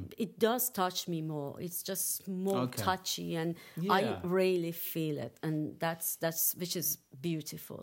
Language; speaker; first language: English; non-native, fluent; Persian